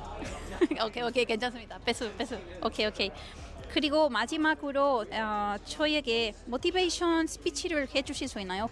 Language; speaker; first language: Korean; non-native, fluent; Spanish